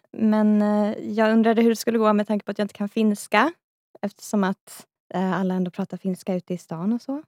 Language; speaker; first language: Swedish; native; Swedish